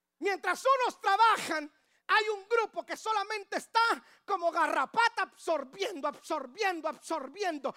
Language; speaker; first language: Spanish; native; Spanish